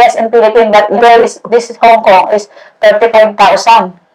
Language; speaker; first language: English; non-native, learner; Indonesian